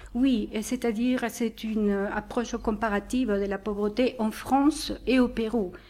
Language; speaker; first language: French; non-native, fluent; Spanish